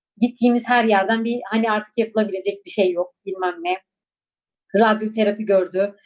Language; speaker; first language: Turkish; non-native, local second language; Kurdish